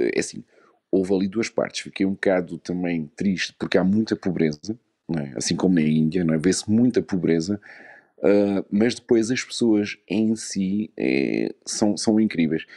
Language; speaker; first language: Portuguese; native; Portuguese